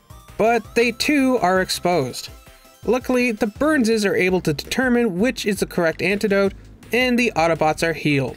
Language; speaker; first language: English; native; English